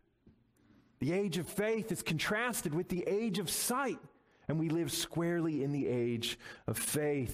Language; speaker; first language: English; native; English